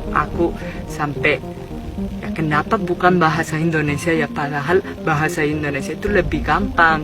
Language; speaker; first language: Indonesian; non-native, fluent; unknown